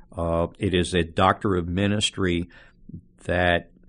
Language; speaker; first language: English; native; English